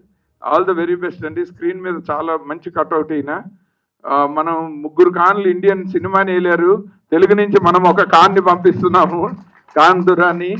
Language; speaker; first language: Telugu; native; Telugu